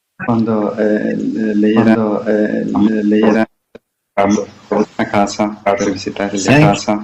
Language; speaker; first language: Italian; non-native, learner; Malayalam